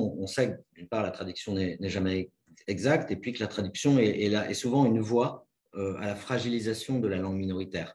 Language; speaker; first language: French; native; French